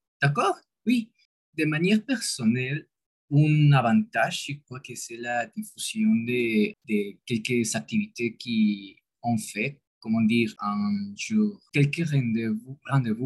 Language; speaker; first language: French; non-native, learner; Spanish